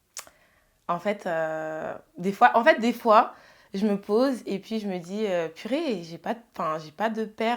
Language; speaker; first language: French; early bilingual, other home language; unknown